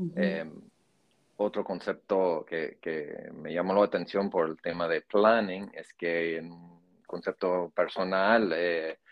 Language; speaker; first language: Spanish; non-native, fluent; English